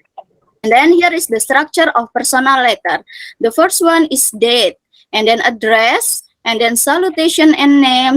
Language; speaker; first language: English; non-native, fluent; Indonesian